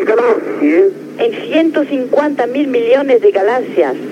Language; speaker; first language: Spanish; non-native, fluent; Italian